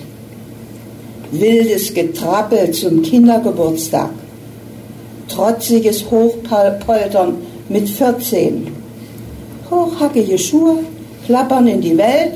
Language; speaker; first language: German; native; German